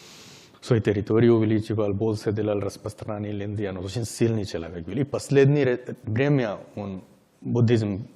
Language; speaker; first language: Russian; non-native, learner; Hindi